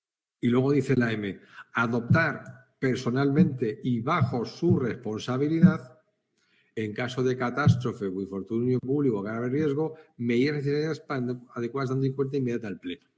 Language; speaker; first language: Spanish; native; Spanish